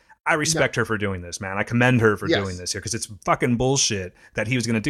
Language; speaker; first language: English; native; English